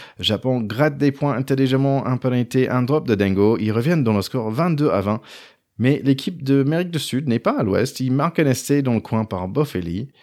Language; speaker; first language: French; non-native, fluent; English